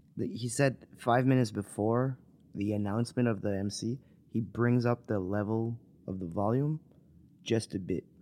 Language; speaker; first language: English; non-native, local second language; French